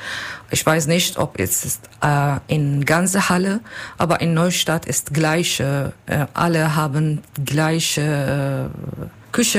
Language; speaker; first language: German; non-native, learner; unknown